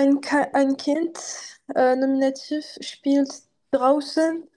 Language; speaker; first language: German; non-native, learner; French